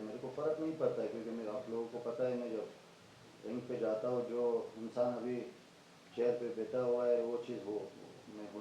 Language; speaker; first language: Hindi; non-native, fluent; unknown